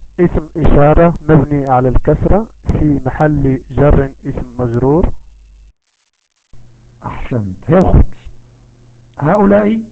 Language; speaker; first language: Arabic; non-native, learner; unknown